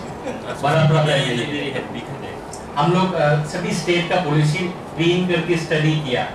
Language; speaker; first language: Hindi; non-native, local second language; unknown